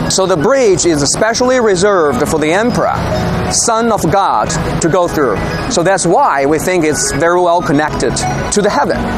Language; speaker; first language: English; non-native, fluent; Chinese